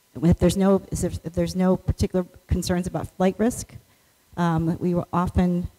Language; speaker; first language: English; native; English